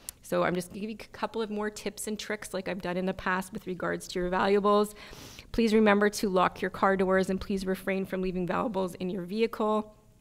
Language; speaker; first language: English; native; English